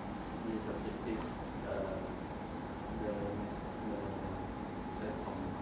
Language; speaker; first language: French; non-native, learner; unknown